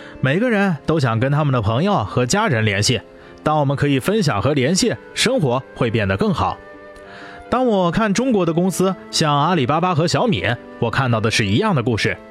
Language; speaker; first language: Chinese; non-native, learner; English